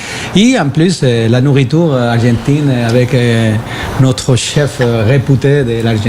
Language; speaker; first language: French; non-native, fluent; Spanish